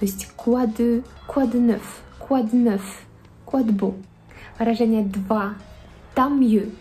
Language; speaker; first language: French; non-native, fluent; Russian